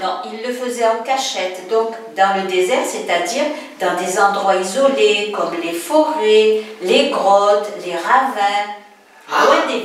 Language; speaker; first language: French; native; French